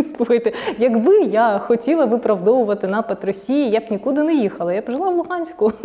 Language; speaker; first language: Ukrainian; native; Ukrainian